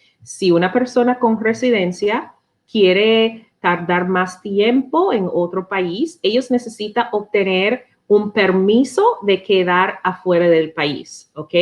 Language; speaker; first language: Spanish; non-native, learner; English